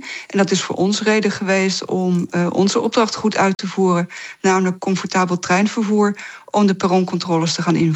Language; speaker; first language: Dutch; native; Dutch